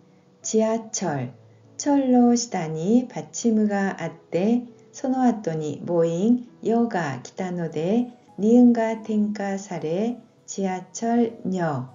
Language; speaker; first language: Japanese; non-native, fluent; Korean